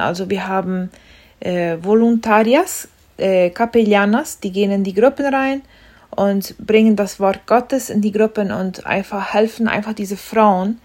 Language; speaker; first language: German; non-native, fluent; Spanish